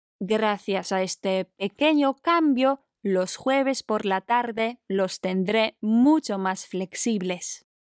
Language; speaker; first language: Spanish; non-native, fluent; Polish